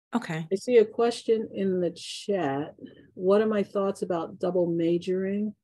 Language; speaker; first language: English; native; English